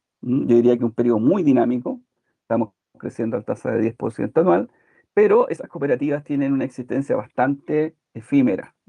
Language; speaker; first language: Spanish; native; Spanish